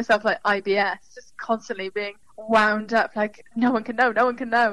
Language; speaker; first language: English; native; English